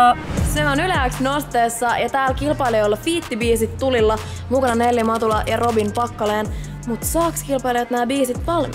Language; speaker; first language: Finnish; native; Finnish